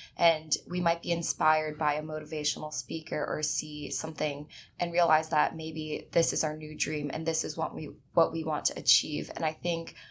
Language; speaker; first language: English; early bilingual, other home language; Chinese